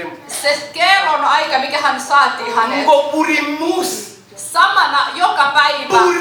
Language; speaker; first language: Finnish; non-native, learner; Kinyarwanda